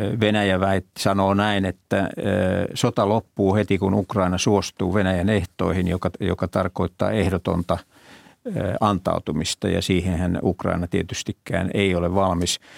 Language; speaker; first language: Finnish; native; Finnish